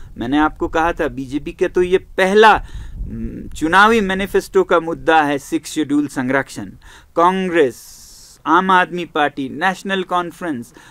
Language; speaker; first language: Hindi; non-native, local second language; Ladakhi